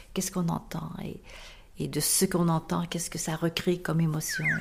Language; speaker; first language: French; native; French